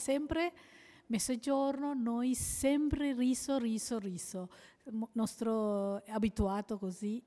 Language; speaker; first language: Italian; non-native, learner; Sinhala